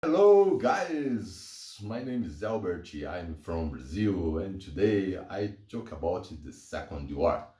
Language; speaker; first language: English; non-native, learner; Portuguese